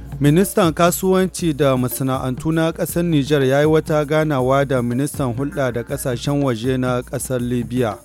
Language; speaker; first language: Hausa; native; Hausa